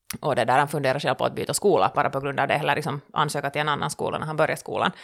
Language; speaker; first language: Swedish; native; Swedish